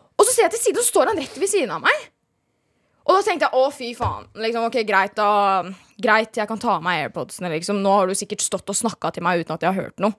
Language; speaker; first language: Norwegian; native; Norwegian